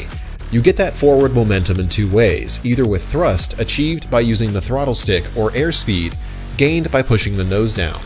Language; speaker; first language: English; native; English